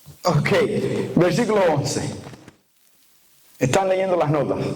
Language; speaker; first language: Spanish; native; Spanish